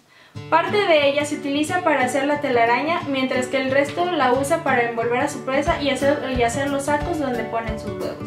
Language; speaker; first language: Spanish; native; Spanish